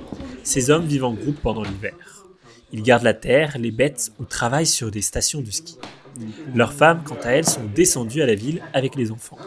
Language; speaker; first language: French; native; French